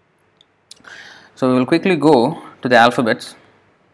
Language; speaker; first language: English; non-native, local second language; Telugu